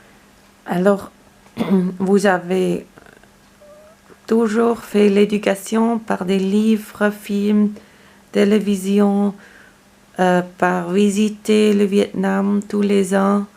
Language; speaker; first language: French; non-native, learner; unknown